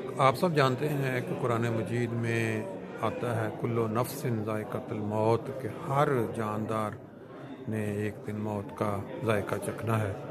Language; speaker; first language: Urdu; non-native, local second language; Punjabi